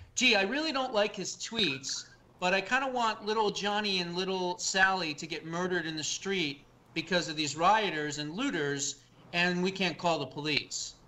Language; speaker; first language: English; native; English